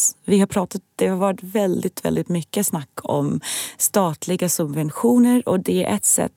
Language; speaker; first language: Swedish; non-native, fluent; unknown